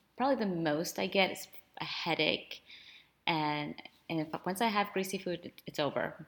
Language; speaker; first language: English; early bilingual, other home language; Spanish